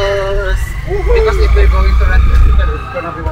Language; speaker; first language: English; non-native, local second language; Filipino